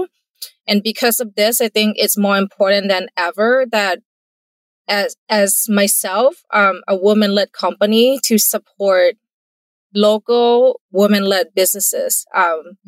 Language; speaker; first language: English; non-native, fluent; Thai